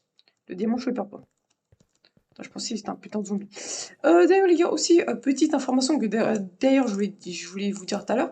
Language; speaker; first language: French; native; French